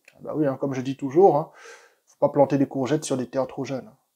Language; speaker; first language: French; native; French